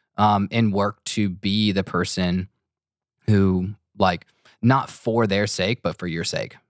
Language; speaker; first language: English; native; English